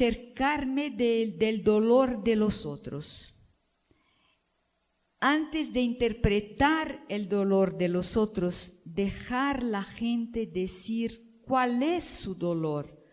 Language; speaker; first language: Spanish; non-native, fluent; Portuguese